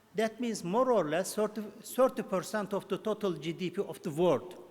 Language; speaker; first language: English; non-native, fluent; Turkish